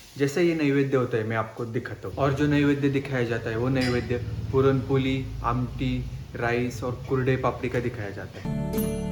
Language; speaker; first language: Hindi; non-native, local second language; Marathi